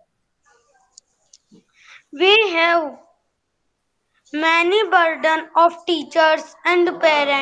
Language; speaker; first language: English; non-native, learner; Hindi